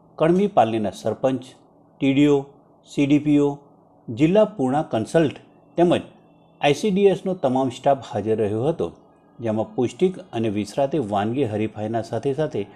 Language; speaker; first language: Gujarati; native; Gujarati